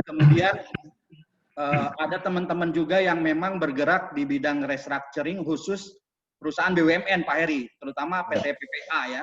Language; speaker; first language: Indonesian; native; Indonesian